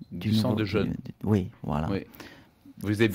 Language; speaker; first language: French; native; French